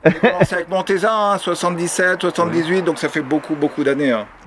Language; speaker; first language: French; native; French